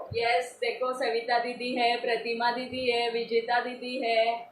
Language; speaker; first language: Hindi; non-native, local second language; Marathi